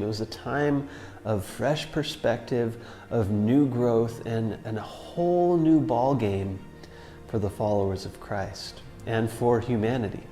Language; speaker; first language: English; native; English